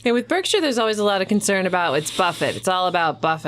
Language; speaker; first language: English; native; English